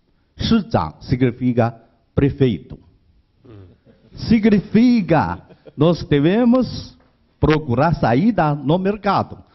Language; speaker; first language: Portuguese; non-native, learner; Chinese